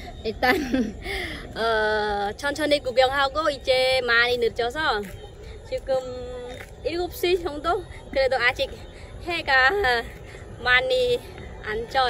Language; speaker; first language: Korean; non-native, fluent; Khmer